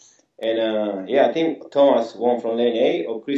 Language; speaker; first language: English; non-native, fluent; Spanish